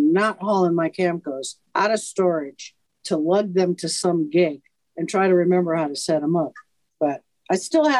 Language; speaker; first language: English; native; English